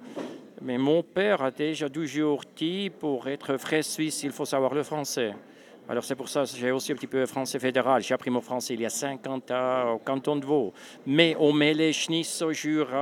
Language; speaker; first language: French; non-native, local second language; Swiss German